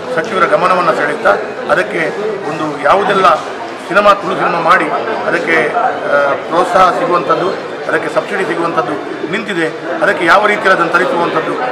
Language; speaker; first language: Kannada; non-native, local second language; Konkani